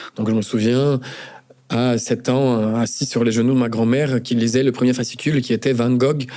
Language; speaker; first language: French; non-native, fluent; Portuguese